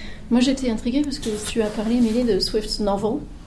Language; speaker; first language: French; native; French